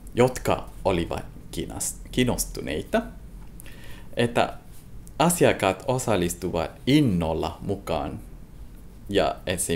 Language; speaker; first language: Finnish; non-native, fluent; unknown